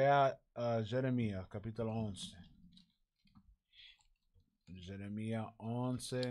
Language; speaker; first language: Portuguese; non-native, learner; Spanish